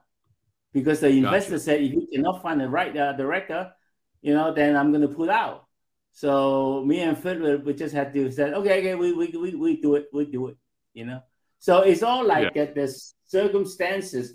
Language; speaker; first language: English; non-native, local second language; Cantonese